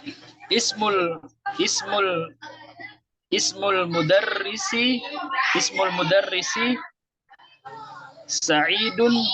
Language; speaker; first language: Arabic; non-native, learner; Indonesian